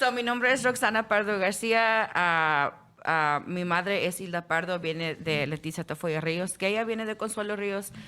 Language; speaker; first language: Spanish; early bilingual, heritage; Spanish